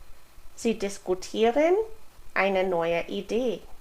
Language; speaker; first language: German; non-native, fluent; English